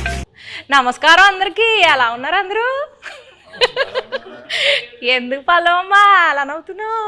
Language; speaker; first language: Telugu; native; Telugu